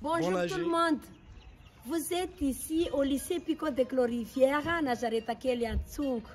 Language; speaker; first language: French; non-native, local second language; Malagasy